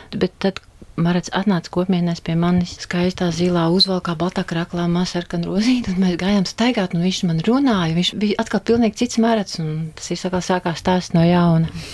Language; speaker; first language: Latvian; native; Latvian